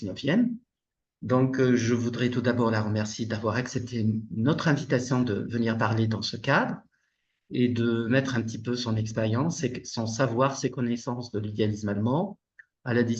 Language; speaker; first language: French; non-native, local second language; Arabic